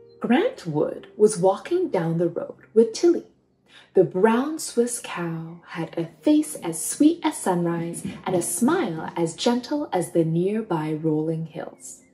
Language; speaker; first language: English; native; English